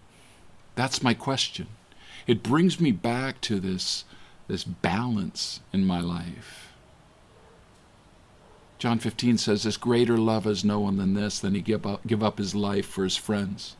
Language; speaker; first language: English; native; English